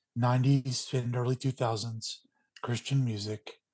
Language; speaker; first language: English; native; English